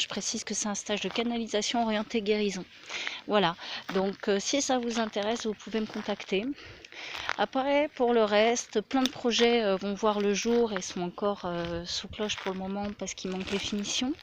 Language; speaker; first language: French; native; French